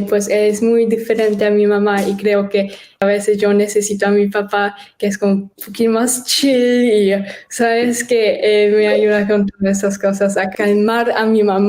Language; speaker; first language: Spanish; early bilingual, heritage; German